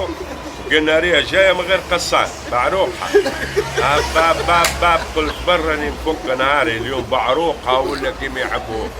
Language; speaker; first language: Arabic; native; Arabic